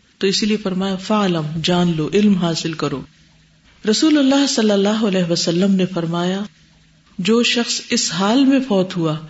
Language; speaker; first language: Urdu; native; Urdu